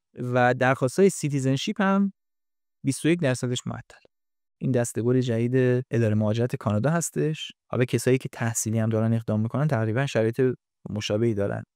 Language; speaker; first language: Persian; native; Persian